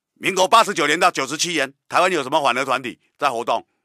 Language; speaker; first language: Chinese; native; Chinese